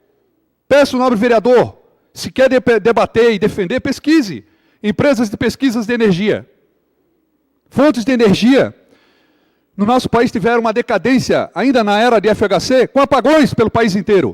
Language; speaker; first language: Portuguese; native; Portuguese